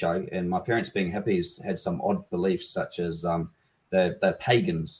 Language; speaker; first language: English; native; English